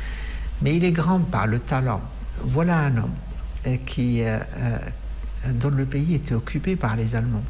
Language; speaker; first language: French; non-native, fluent; Arabic